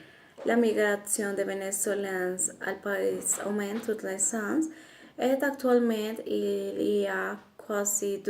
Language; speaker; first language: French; non-native, learner; Spanish